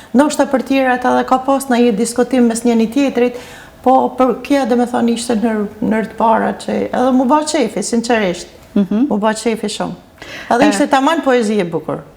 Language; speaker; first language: Albanian; native; Albanian